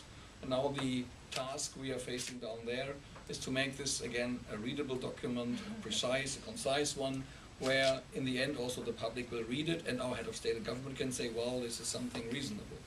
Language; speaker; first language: English; non-native, fluent; German